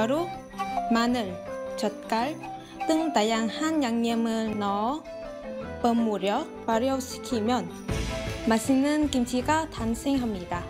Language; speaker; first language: Korean; non-native, fluent; Vietnamese